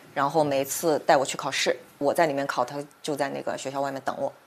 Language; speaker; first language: Chinese; native; Chinese